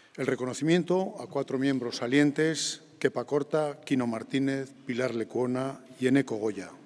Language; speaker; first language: Spanish; native; Spanish